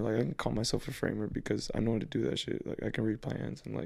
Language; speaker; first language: English; early bilingual, other home language; Spanish